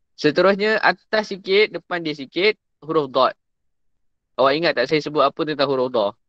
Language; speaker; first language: Malay; native; Malay